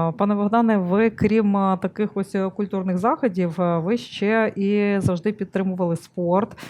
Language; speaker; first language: Ukrainian; native; Ukrainian